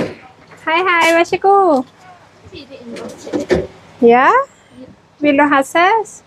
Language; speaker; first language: Norwegian; non-native, learner; Thai